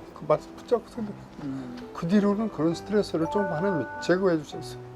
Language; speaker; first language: Korean; native; Korean